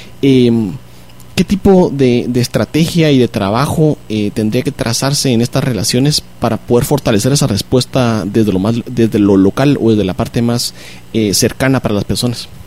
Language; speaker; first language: Spanish; native; Spanish